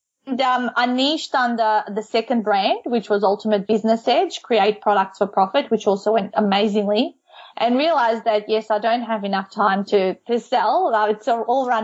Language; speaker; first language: English; non-native, fluent; Macedonian